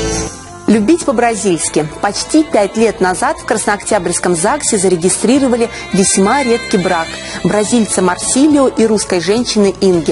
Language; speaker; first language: Russian; native; Russian